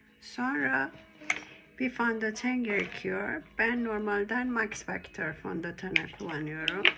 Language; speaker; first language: Turkish; non-native, learner; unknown